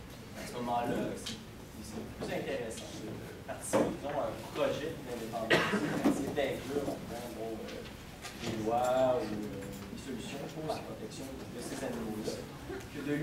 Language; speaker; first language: French; native; French